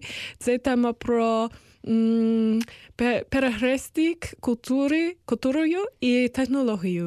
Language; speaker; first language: Ukrainian; non-native, learner; English